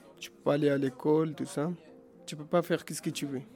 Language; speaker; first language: French; non-native, learner; Pashto